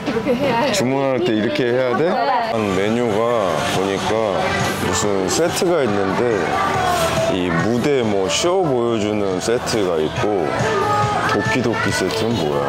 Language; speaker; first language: Korean; native; Korean